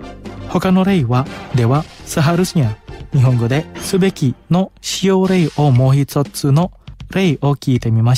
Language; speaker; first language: Japanese; non-native, fluent; Indonesian